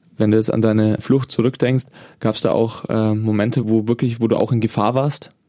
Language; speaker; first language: German; native; German